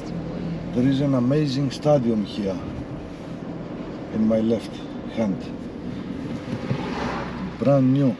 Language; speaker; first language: English; non-native, learner; Greek